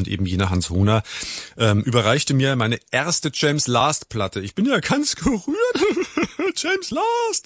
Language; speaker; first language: German; native; German